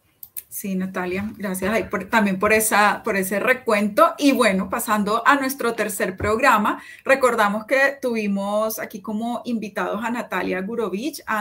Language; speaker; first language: Spanish; native; Spanish